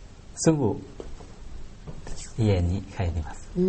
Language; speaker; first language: Japanese; non-native, learner; Thai